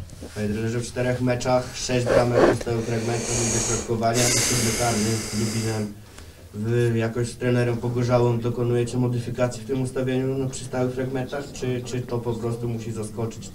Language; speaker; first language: Polish; native; Polish